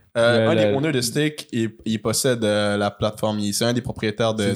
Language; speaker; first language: French; native; French